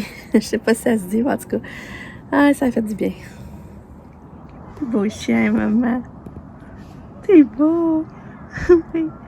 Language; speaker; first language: French; native; French